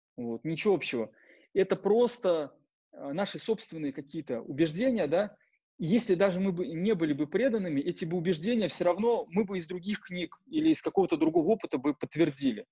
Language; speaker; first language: Russian; native; Russian